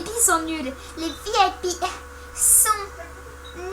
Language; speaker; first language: French; native; French